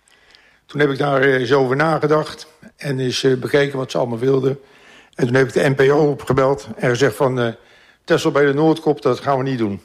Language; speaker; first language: Dutch; native; Dutch